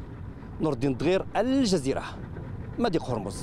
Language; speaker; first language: Arabic; native; Arabic